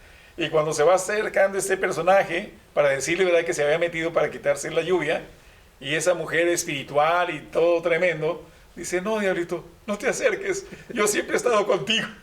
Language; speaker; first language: Spanish; native; Spanish